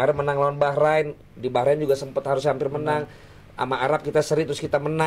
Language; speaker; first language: Indonesian; native; Indonesian